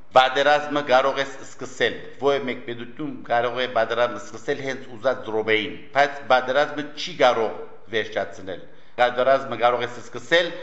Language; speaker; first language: Armenian; early bilingual, heritage; Armenian